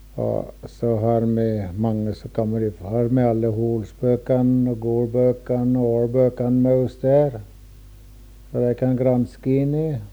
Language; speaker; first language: Norwegian; early bilingual, heritage; Norwegian